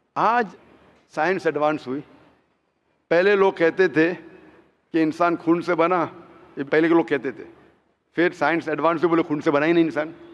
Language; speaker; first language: Hindi; non-native, local second language; Konkani